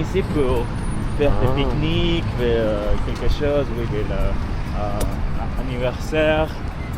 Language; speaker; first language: French; non-native, learner; Spanish